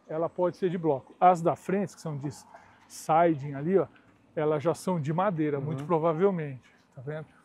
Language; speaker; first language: Portuguese; native; Portuguese